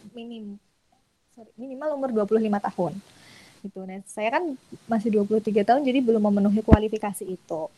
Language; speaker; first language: Indonesian; native; Indonesian